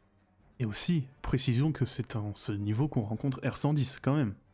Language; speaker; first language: French; native; French